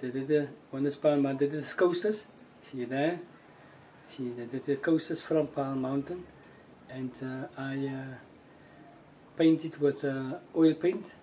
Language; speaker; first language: English; non-native, local second language; Afrikaans